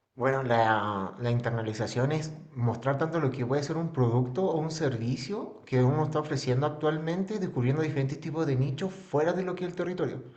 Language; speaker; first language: Spanish; native; Spanish